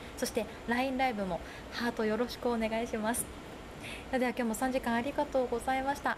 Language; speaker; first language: Japanese; native; Japanese